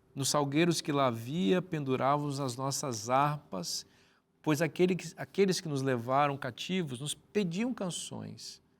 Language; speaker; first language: Portuguese; native; Portuguese